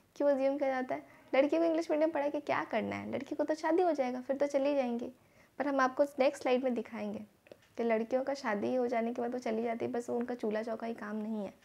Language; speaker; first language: Hindi; native; Hindi